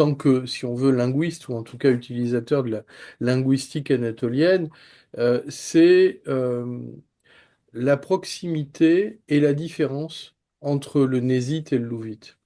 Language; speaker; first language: French; native; French